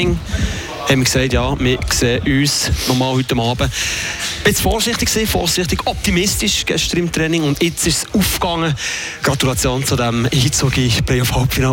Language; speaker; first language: German; native; German